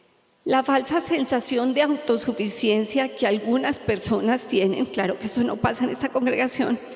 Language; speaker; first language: Spanish; native; Spanish